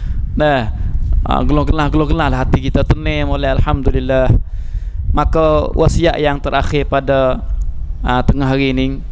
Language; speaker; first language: Malay; native; Malay